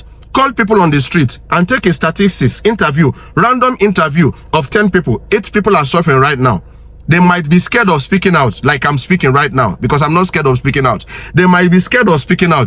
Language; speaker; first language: English; non-native, local second language; Igbo